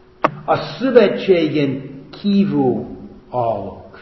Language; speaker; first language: Hungarian; non-native, fluent; English